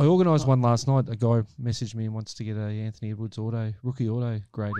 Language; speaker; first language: English; native; English